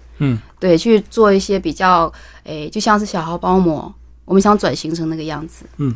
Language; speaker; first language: Chinese; native; Chinese